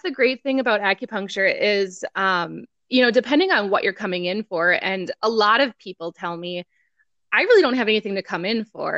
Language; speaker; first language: English; native; English